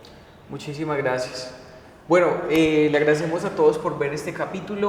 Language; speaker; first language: Spanish; native; Spanish